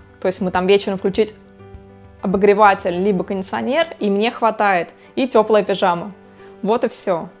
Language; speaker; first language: Russian; native; Russian